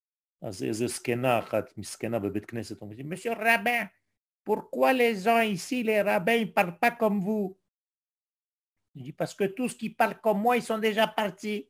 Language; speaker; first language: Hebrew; non-native, fluent; French